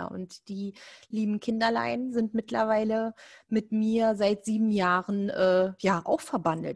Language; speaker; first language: German; native; German